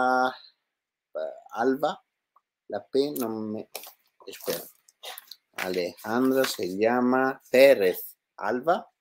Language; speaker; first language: Spanish; non-native, learner; Italian